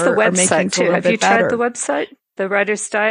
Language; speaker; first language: English; native; English